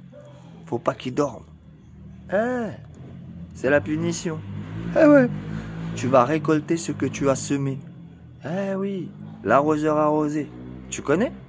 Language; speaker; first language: French; native; French